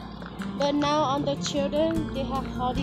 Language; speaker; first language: English; non-native, learner; Hmong